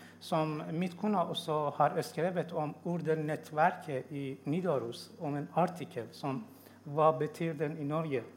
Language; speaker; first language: Norwegian; non-native, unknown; Persian